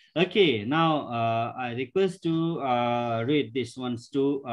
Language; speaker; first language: English; non-native, local second language; Nepali